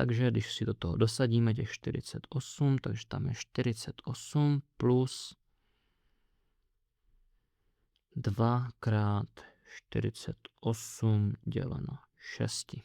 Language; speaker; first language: Czech; native; Czech